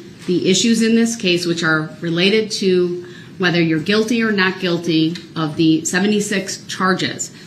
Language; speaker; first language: English; native; English